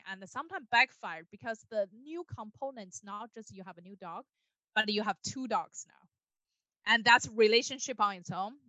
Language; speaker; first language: English; non-native, fluent; Chinese